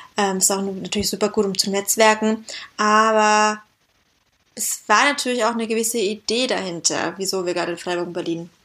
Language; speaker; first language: German; native; German